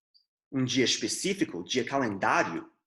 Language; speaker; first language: Portuguese; non-native, fluent; English